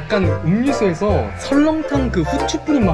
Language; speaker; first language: Korean; native; Korean